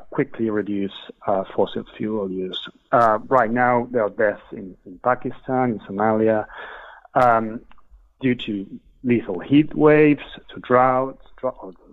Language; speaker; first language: English; non-native, fluent; Spanish